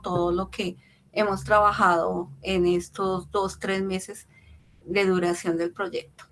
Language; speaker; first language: Spanish; native; Spanish